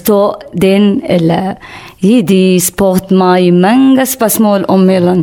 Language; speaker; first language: Danish; non-native, learner; Kurdish